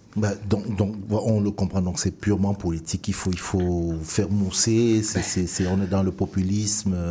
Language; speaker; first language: French; native; French